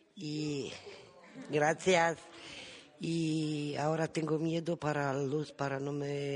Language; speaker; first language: Spanish; non-native, learner; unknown